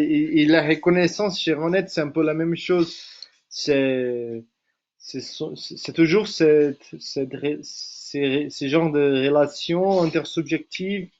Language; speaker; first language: French; non-native, fluent; Portuguese